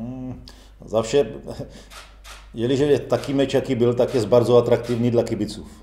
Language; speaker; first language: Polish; non-native, learner; Czech